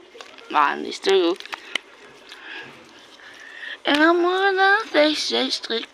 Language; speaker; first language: Portuguese; native; Portuguese